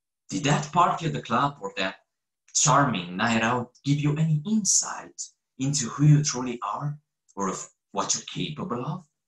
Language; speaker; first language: English; non-native, fluent; Romanian